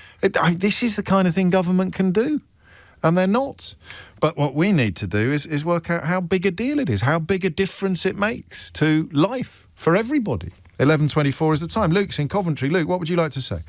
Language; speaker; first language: English; native; English